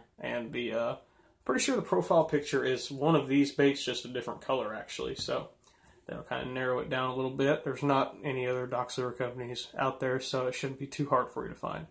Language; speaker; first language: English; native; English